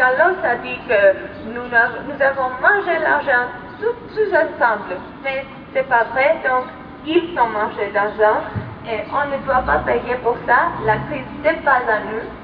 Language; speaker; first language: French; non-native, fluent; Greek